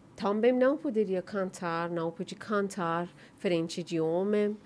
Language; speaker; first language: Portuguese; non-native, learner; Persian